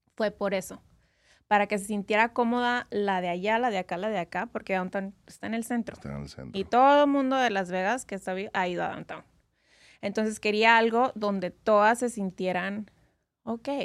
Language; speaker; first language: Spanish; native; Spanish